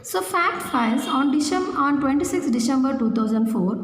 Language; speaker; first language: English; non-native, local second language; Kannada